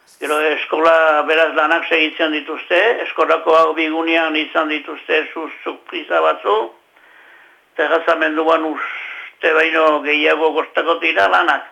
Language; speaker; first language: Basque; native; Basque